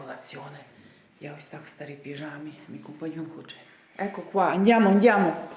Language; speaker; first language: Italian; non-native, learner; Ukrainian